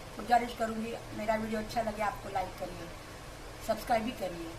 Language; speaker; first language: Hindi; non-native, local second language; Marathi